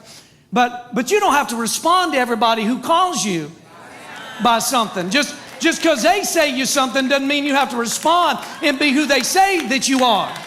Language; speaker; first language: English; native; English